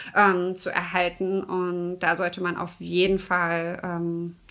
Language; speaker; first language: German; native; German